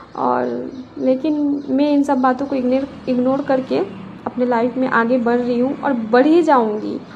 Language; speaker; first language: Hindi; non-native, local second language; Bangla